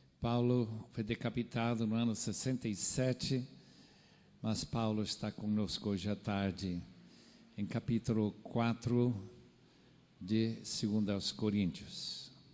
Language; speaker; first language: Portuguese; non-native, fluent; English